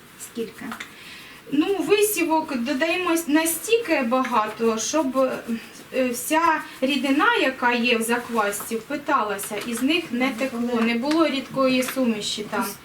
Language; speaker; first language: Ukrainian; native; Ukrainian